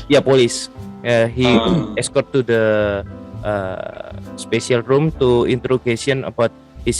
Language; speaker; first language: English; non-native, learner; Indonesian